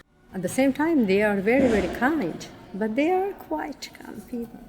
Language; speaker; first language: English; non-native, learner; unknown